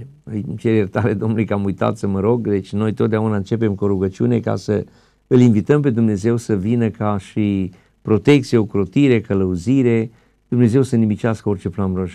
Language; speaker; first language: Romanian; native; Romanian